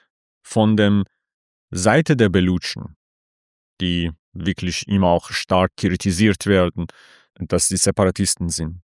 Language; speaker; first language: German; non-native, fluent; Persian